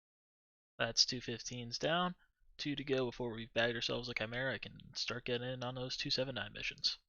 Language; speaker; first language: English; native; English